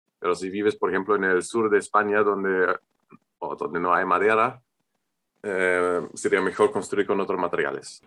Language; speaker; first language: Spanish; non-native, fluent; German